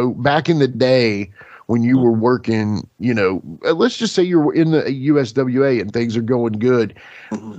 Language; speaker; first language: English; native; English